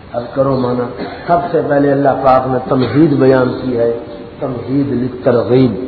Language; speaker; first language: Urdu; non-native, local second language; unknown